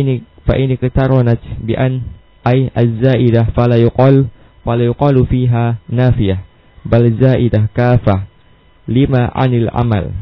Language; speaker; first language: Arabic; non-native, learner; Indonesian